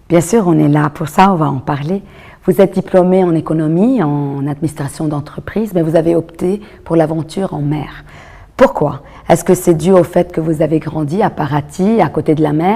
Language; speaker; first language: French; non-native, local second language; Arabic